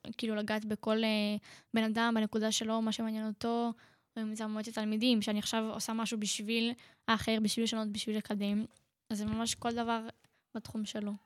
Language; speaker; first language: Hebrew; native; Hebrew